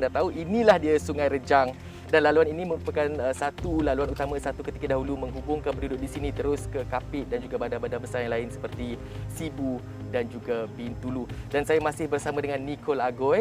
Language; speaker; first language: Malay; native; Malay